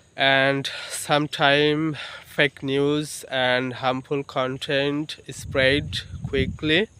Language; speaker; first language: English; non-native, local second language; Bangla